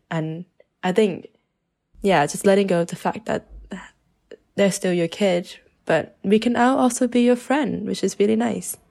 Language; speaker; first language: English; early bilingual, other home language; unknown